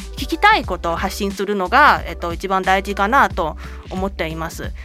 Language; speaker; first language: Japanese; non-native, fluent; Chinese